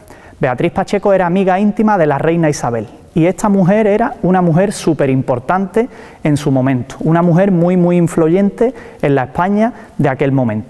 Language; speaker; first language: Spanish; native; Spanish